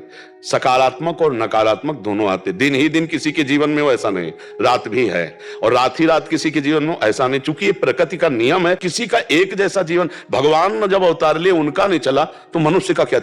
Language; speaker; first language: Hindi; native; Hindi